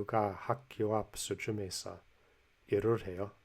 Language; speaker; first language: Korean; non-native, learner; English